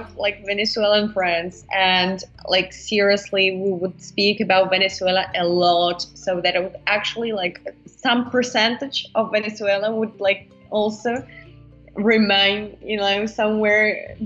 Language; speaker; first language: English; non-native, fluent; Russian